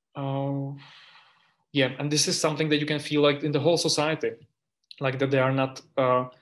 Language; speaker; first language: English; non-native, fluent; Czech